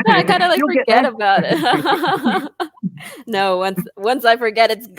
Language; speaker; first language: English; non-native, fluent; Khmer